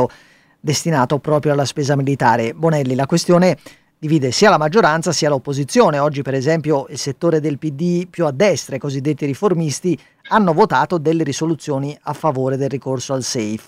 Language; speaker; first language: Italian; native; Italian